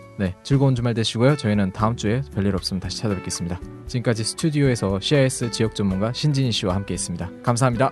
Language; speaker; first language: Korean; native; Korean